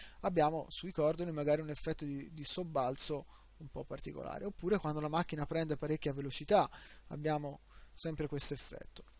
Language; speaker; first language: Italian; native; Italian